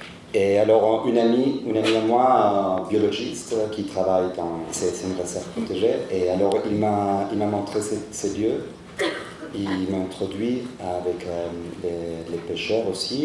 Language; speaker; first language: French; non-native, fluent; Spanish